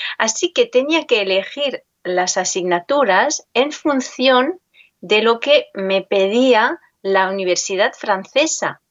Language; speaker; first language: Spanish; non-native, fluent; French